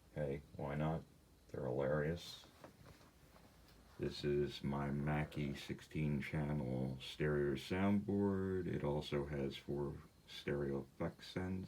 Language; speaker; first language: English; native; English